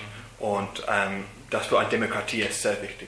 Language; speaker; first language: German; non-native, learner; English